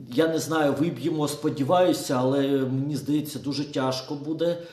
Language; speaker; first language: Ukrainian; non-native, local second language; Russian